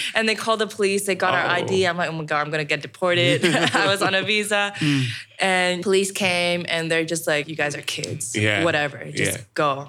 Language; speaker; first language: English; non-native, local second language; Cantonese